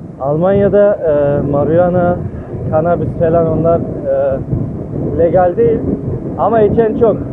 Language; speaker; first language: Turkish; early bilingual, heritage; Turkish